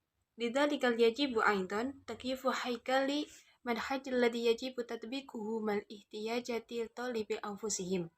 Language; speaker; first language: Arabic; non-native, learner; Indonesian